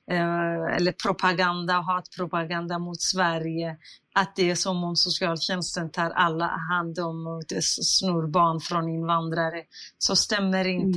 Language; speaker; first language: Swedish; non-native, fluent; Central Kurdish